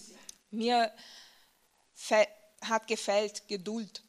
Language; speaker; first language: German; non-native, fluent; Portuguese